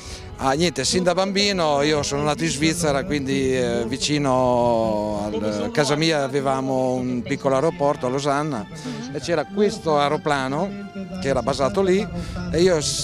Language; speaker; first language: Italian; early bilingual, heritage; Italian